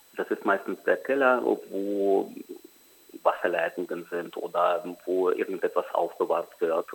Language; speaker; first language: German; non-native, fluent; Ukrainian